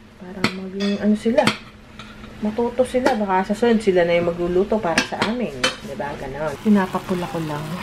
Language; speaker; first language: Filipino; native; Filipino